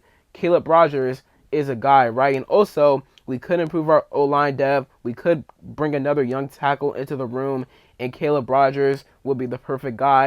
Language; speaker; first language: English; native; English